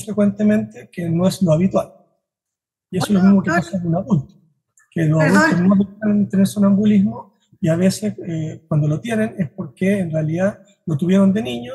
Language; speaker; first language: Spanish; native; Spanish